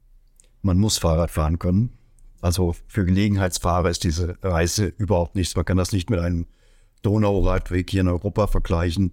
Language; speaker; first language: German; native; German